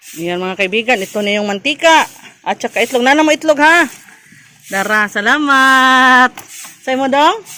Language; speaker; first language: Filipino; non-native, local second language; Cebuano